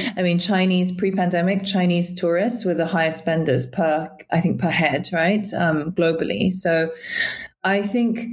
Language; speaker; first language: English; native; English